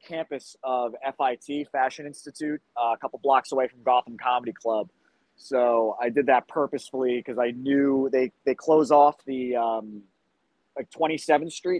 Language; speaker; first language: English; native; English